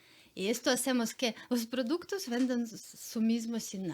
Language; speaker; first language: Spanish; non-native, learner; Ukrainian